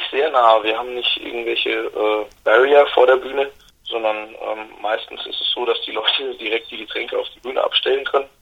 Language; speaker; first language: German; native; German